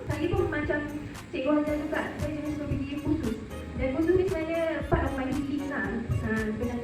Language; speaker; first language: Malay; native; Malay